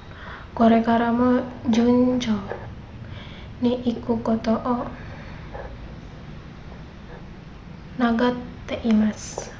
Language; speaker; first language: Japanese; non-native, learner; Indonesian